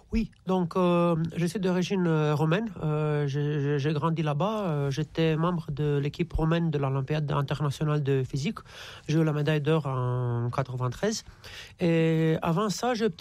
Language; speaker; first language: French; non-native, fluent; Romanian